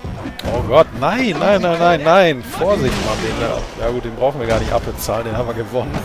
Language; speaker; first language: German; native; German